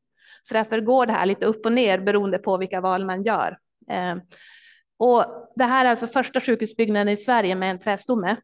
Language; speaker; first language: Swedish; native; Swedish